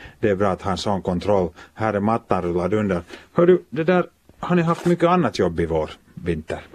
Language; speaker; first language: Swedish; native; Swedish